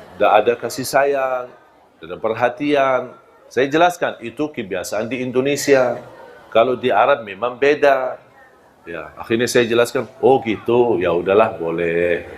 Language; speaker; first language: Malay; non-native, fluent; Arabic